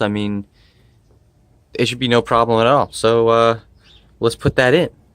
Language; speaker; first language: English; native; English